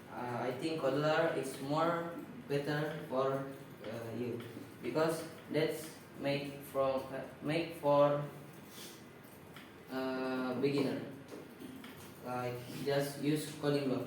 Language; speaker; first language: English; non-native, learner; Indonesian